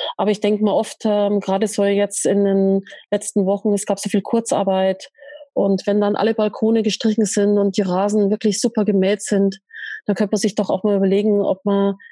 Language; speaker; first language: German; native; German